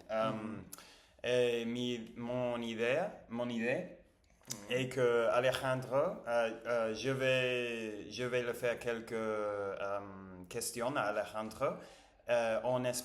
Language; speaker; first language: French; non-native, learner; English